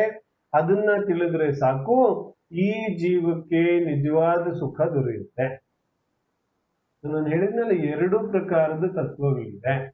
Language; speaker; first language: Kannada; non-native, local second language; Hindi